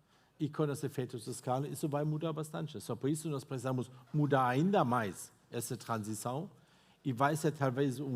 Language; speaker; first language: Portuguese; non-native, fluent; German